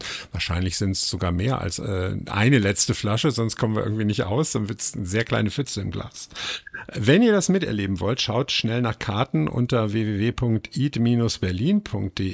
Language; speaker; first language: German; native; German